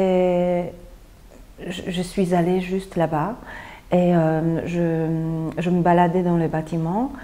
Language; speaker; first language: French; non-native, fluent; Polish